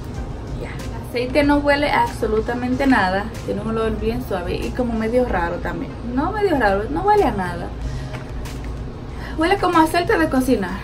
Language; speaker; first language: Spanish; early bilingual, heritage; Spanish